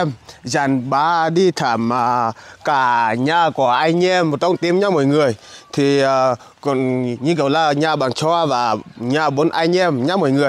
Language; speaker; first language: Vietnamese; non-native, learner; Portuguese